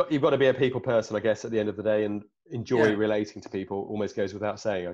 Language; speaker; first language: English; native; English